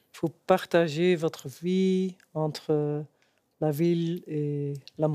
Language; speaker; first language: French; non-native, fluent; Dutch